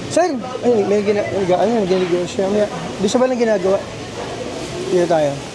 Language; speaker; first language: Filipino; native; Filipino